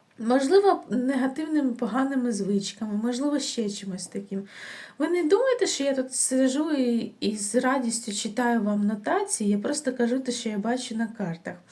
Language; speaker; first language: Ukrainian; non-native, local second language; Russian